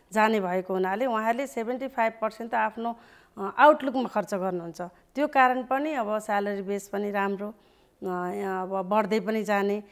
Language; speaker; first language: Nepali; native; Nepali